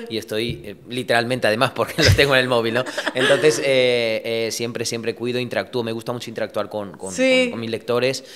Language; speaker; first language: Spanish; early bilingual, other home language; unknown